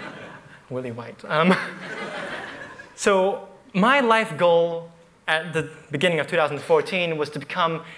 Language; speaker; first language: English; native; English